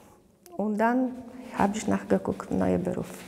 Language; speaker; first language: German; non-native, learner; Polish